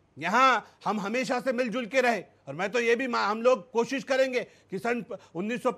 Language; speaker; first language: Hindi; native; Hindi